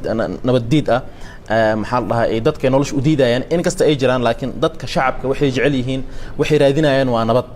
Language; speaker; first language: Somali; early bilingual, heritage; Somali